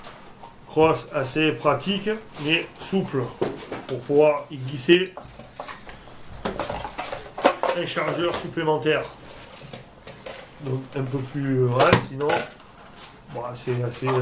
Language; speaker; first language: French; native; French